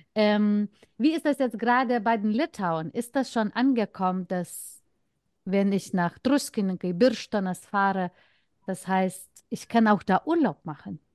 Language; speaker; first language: German; non-native, fluent; Lithuanian